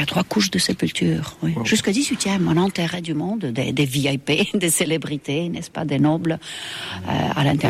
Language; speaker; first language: French; non-native, fluent; Estonian